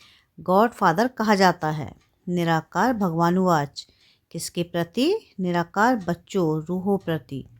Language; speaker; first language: Hindi; native; Hindi